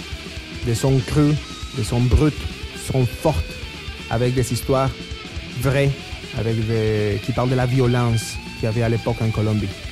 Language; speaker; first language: French; non-native, fluent; Spanish